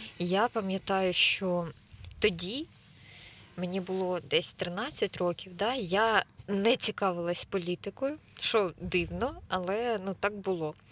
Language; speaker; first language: Ukrainian; native; Ukrainian